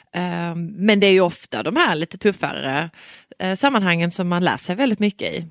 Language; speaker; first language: Swedish; native; Swedish